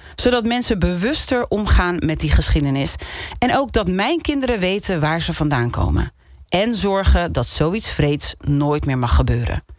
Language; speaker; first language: Dutch; non-native, local second language; Papiamento